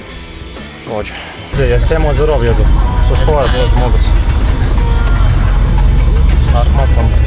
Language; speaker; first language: Russian; non-native, learner; Lithuanian